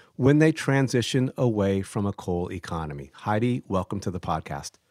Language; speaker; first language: English; native; English